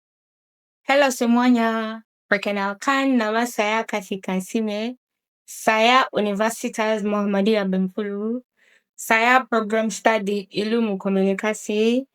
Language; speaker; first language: Indonesian; non-native, learner; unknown